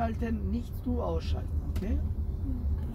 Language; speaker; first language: German; non-native, fluent; Turkish